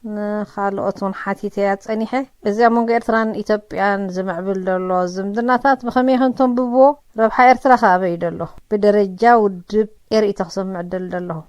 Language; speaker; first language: Tigrinya; native; Tigrinya